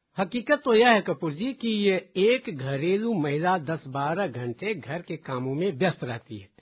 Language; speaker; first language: Hindi; native; Hindi